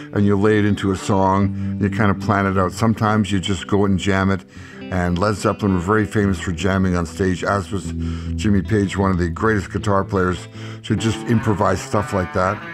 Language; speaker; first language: English; native; English